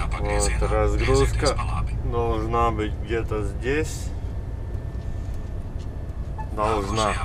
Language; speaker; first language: Russian; non-native, fluent; Latvian